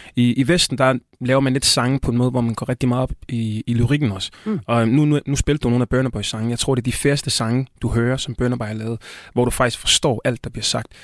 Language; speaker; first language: Danish; non-native, fluent; Swahili